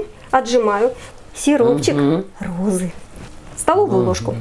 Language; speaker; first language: Russian; native; Russian